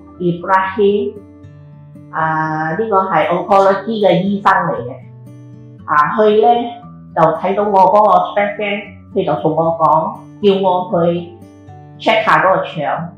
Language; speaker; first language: Cantonese; native; Cantonese